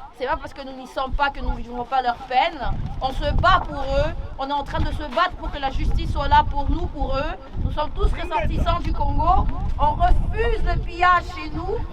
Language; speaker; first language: French; non-native, local second language; Swahili